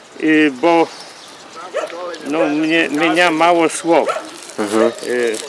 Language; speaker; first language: Polish; non-native, learner; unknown